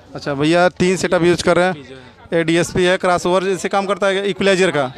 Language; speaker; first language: Hindi; native; Hindi